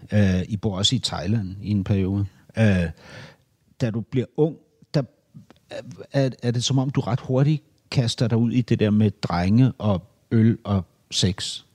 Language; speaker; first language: Danish; native; Danish